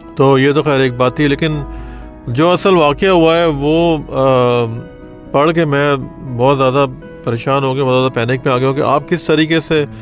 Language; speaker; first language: Urdu; native; Urdu